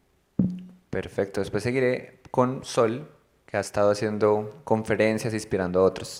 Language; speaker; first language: Spanish; native; Spanish